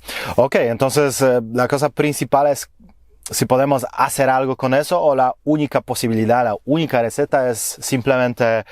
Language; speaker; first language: Spanish; non-native, fluent; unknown